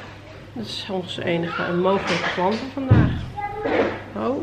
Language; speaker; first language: Dutch; native; Dutch